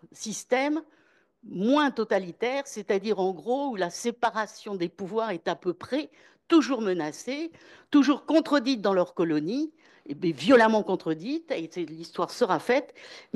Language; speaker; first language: French; native; French